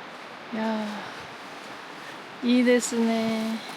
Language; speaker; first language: Japanese; non-native, learner; Korean